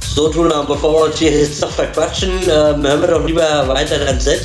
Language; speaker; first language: German; native; German